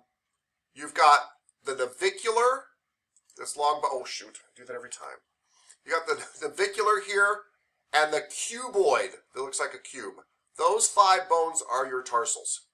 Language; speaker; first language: English; native; English